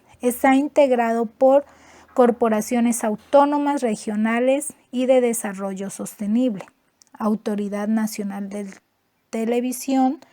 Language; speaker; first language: Spanish; native; Spanish